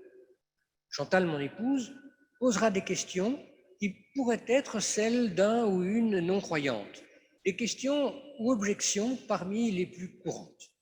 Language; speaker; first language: French; native; French